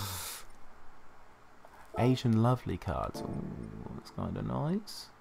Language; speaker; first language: English; native; English